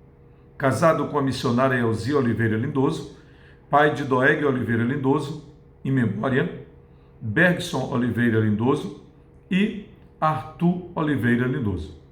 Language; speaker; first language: Portuguese; native; Portuguese